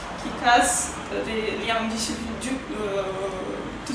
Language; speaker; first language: French; non-native, fluent; Russian